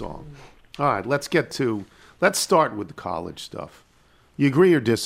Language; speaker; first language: English; native; English